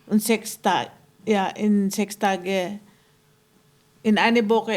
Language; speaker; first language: German; non-native, fluent; Filipino